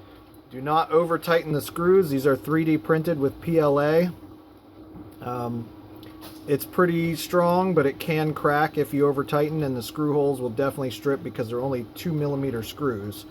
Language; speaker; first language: English; native; English